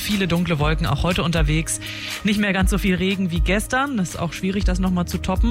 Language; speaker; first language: German; native; German